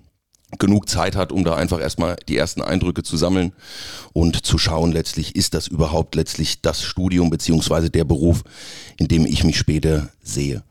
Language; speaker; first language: German; native; German